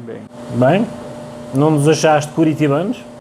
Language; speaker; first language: Portuguese; native; Portuguese